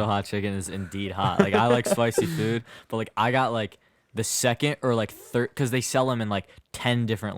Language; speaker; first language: English; native; English